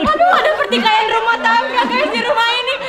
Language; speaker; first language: Indonesian; native; Indonesian